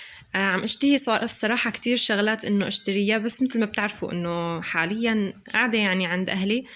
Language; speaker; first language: Arabic; native; Arabic